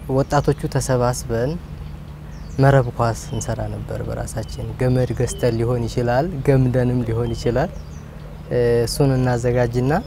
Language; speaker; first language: Amharic; native; Amharic